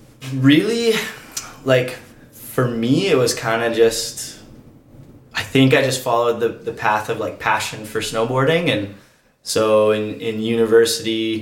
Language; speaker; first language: English; native; English